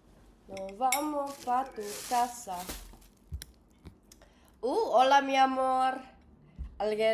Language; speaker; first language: Spanish; non-native, learner; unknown